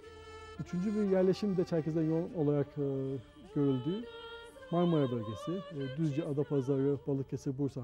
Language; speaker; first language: Turkish; native; Turkish